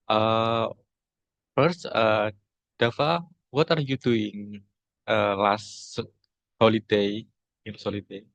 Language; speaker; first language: English; non-native, learner; Indonesian